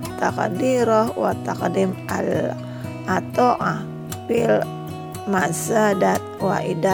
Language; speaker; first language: Arabic; non-native, fluent; Indonesian